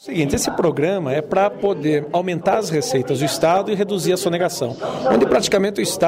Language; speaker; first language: Portuguese; native; Portuguese